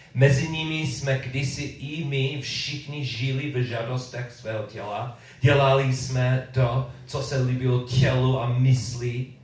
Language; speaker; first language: Czech; non-native, learner; English